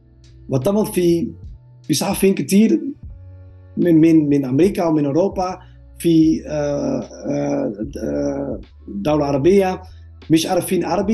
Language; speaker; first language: Arabic; non-native, learner; Dutch